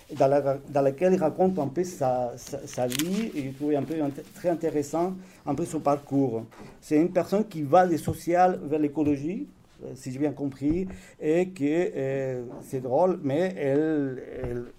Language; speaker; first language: French; non-native, fluent; Spanish